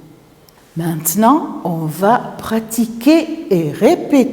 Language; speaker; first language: French; non-native, fluent; Maltese